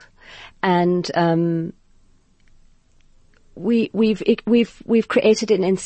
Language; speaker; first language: English; native; English